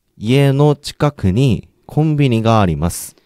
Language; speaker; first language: Japanese; non-native, learner; Korean